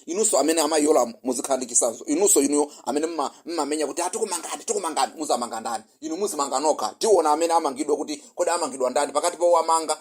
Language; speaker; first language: Nyanja; non-native, local second language; Yao